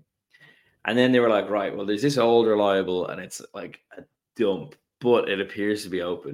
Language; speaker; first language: English; native; English